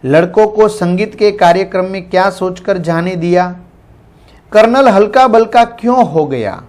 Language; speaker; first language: Hindi; non-native, local second language; Gujarati